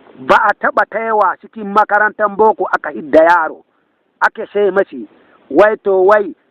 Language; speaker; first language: Hausa; non-native, local second language; Fula